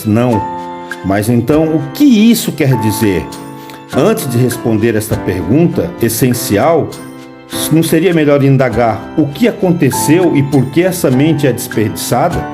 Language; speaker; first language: Portuguese; native; Portuguese